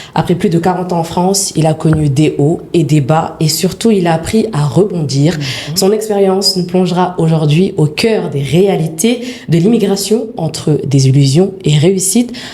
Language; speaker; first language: French; early bilingual, other home language; Wolof